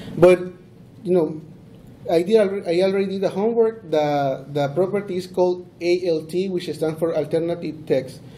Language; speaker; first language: English; non-native, fluent; Spanish